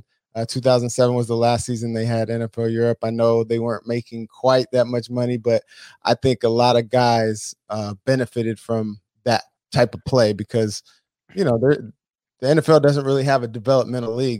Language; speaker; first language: English; native; English